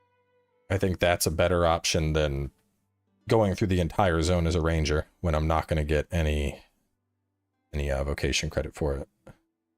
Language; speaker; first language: English; native; English